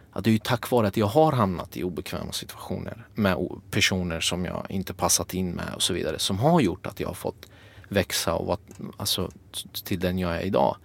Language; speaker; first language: Swedish; early bilingual, other home language; Kurdish